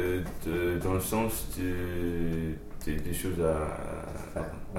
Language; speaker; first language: French; non-native, fluent; English